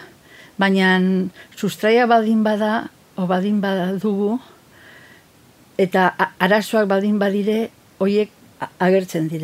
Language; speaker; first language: Basque; non-native, fluent; Catalan